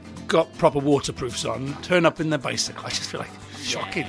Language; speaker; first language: English; native; English